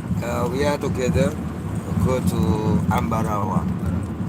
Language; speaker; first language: English; non-native, learner; Indonesian